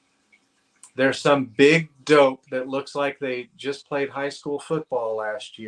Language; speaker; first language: English; native; English